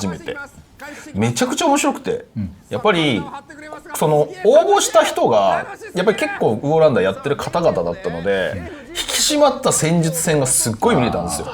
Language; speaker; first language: Japanese; native; Japanese